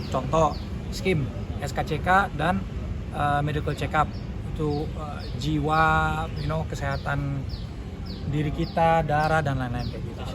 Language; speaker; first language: Indonesian; non-native, fluent; Dutch